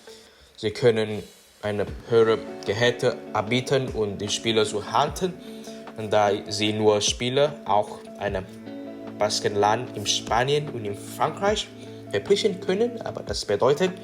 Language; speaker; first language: German; non-native, learner; English